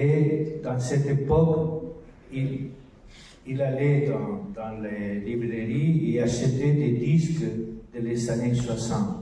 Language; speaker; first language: French; non-native, learner; Spanish